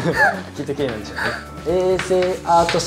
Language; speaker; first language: Japanese; native; Japanese